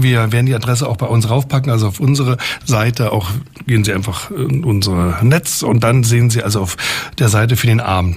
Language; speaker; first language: German; native; German